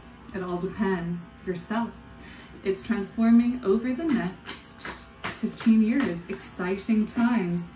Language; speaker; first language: English; native; English